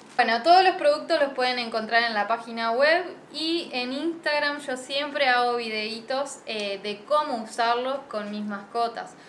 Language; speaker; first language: Spanish; native; Spanish